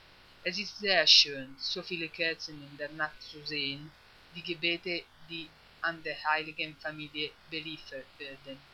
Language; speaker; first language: German; non-native, fluent; Italian